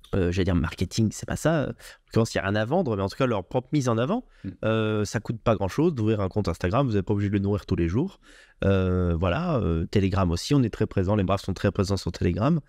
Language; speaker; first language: French; native; French